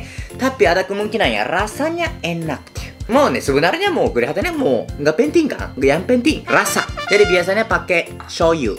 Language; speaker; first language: Indonesian; non-native, fluent; Japanese